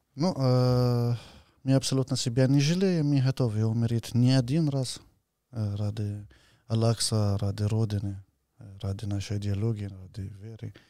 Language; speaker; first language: Russian; non-native, fluent; Arabic